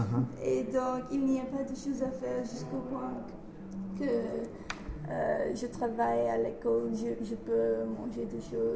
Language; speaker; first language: French; non-native, learner; English